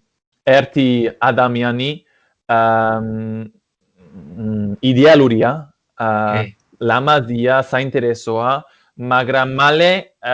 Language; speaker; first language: Georgian; non-native, learner; English